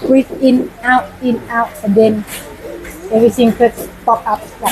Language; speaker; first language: English; non-native, learner; Thai